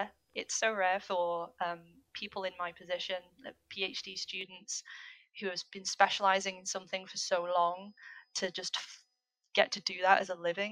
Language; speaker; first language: English; native; English